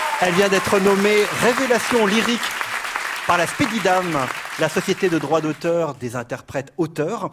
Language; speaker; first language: French; native; French